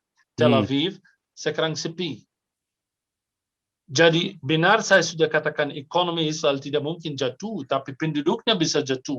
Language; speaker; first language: Indonesian; non-native, fluent; Arabic